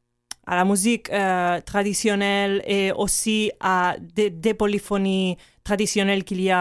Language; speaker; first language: French; non-native, learner; Catalan